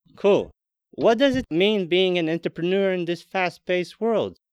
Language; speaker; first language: English; non-native, fluent; Latvian